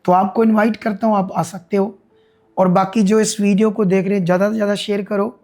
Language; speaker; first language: Hindi; non-native, local second language; Punjabi